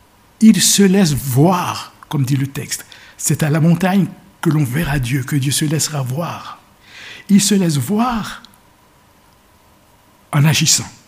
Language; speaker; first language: French; native; French